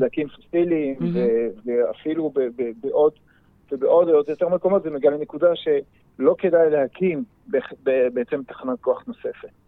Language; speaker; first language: Hebrew; native; Hebrew